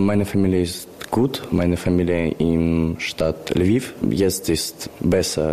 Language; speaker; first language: German; non-native, learner; Ukrainian